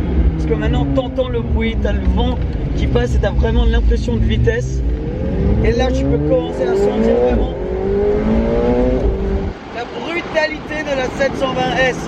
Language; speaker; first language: French; native; French